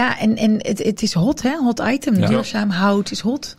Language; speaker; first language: Dutch; early bilingual, other home language; Arabic